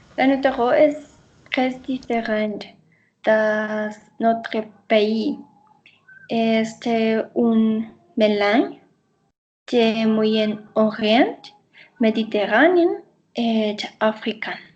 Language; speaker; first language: French; non-native, learner; Spanish